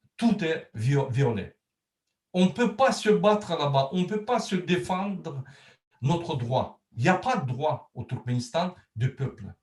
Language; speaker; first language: French; non-native, learner; Turkmen